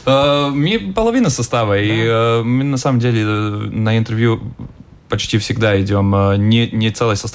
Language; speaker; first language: Russian; non-native, local second language; Latvian